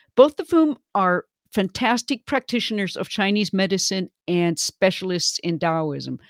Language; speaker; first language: English; non-native, fluent; German